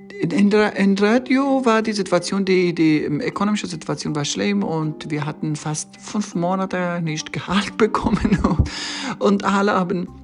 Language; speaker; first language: German; non-native, learner; Persian